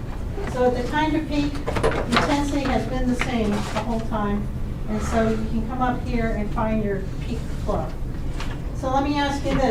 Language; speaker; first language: English; native; English